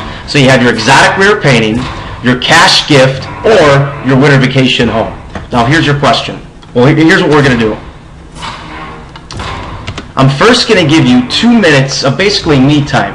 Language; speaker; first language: English; native; English